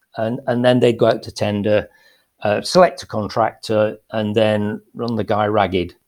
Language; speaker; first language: English; native; English